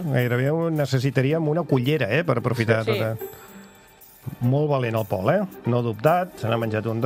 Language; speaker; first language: Catalan; native; Catalan